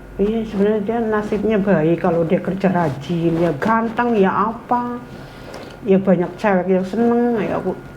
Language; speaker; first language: Indonesian; non-native, local second language; Javanese